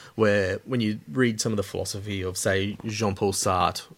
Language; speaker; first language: English; native; English